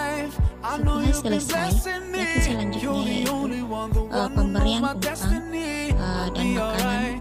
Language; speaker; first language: Indonesian; native; Indonesian